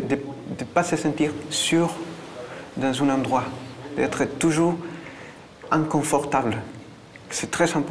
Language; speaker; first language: French; non-native, fluent; Spanish